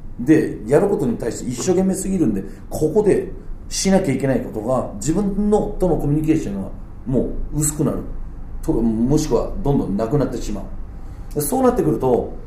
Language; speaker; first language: Japanese; non-native, fluent; Danish